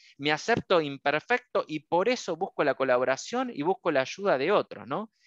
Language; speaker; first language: Spanish; native; Spanish